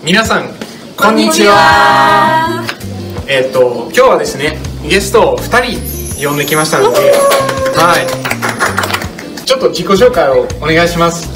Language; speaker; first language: Japanese; non-native, fluent; Dutch